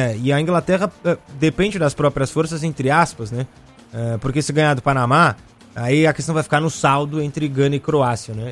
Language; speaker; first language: Portuguese; native; Portuguese